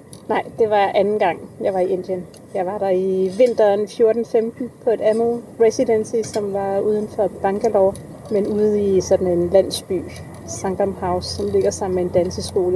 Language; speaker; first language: Danish; native; Danish